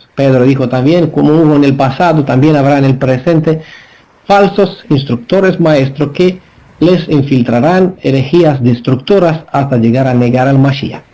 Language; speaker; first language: Spanish; non-native, fluent; Romanian